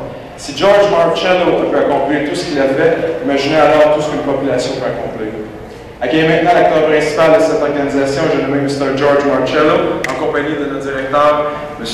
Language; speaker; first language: French; native; French